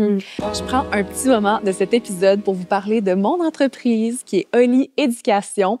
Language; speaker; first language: French; native; French